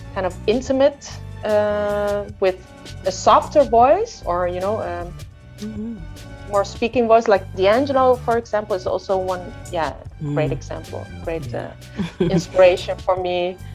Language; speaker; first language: English; early bilingual, other home language; Indonesian